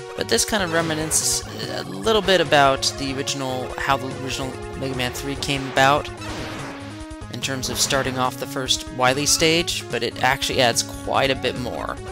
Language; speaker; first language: English; native; English